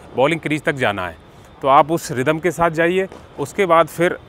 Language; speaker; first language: Hindi; native; Hindi